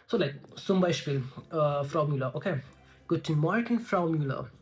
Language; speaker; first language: German; non-native, learner; Hindi